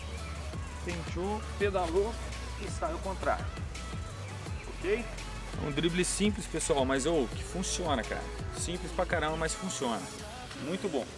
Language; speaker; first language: Portuguese; native; Portuguese